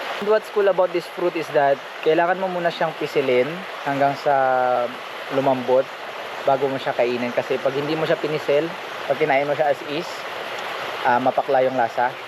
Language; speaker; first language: Filipino; native; Filipino